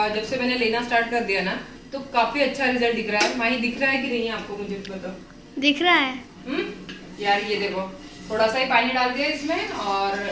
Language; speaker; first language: Hindi; native; Hindi